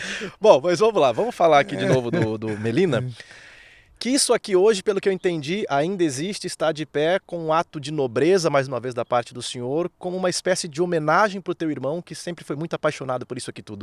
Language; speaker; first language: Portuguese; native; Portuguese